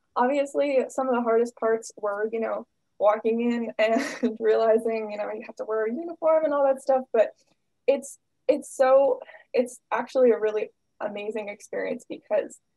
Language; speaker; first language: English; native; English